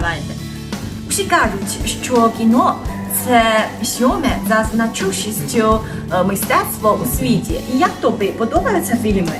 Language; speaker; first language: Ukrainian; non-native, learner; Chinese